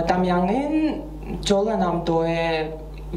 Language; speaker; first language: Korean; non-native, learner; Russian